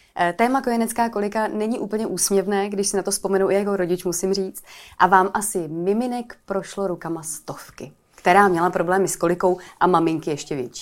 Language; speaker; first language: Czech; native; Czech